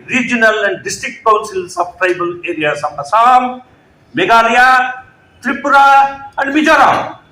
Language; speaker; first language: English; non-native, local second language; Kannada